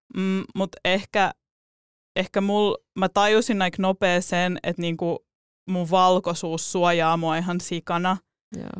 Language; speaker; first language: Finnish; early bilingual, other home language; Russian